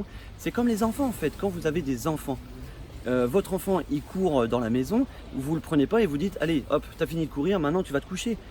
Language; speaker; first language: French; native; French